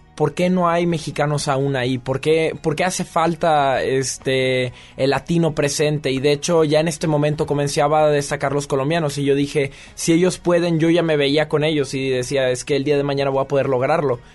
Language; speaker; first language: Spanish; native; Spanish